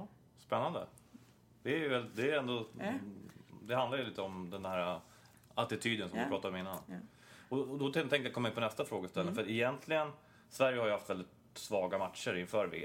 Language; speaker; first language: Swedish; native; Swedish